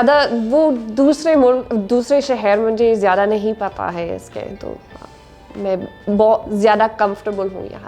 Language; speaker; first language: Hindi; non-native, learner; English